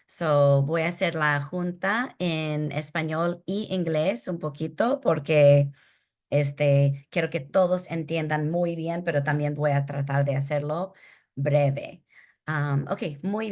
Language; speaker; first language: Spanish; early bilingual, heritage; Spanish